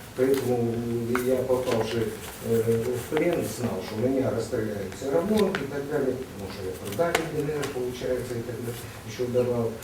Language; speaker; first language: Russian; native; Russian